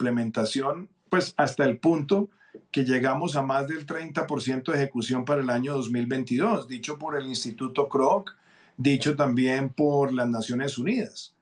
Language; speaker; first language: Spanish; native; Spanish